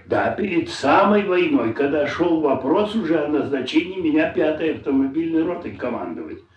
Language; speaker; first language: Russian; native; Russian